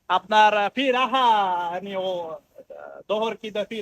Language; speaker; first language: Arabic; non-native, learner; Bangla